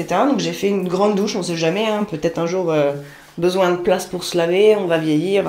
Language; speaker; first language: French; native; French